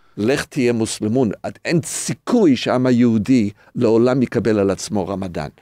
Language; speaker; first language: Hebrew; non-native, fluent; English